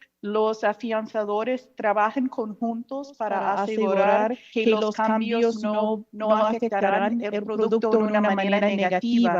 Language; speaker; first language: Spanish; non-native, fluent; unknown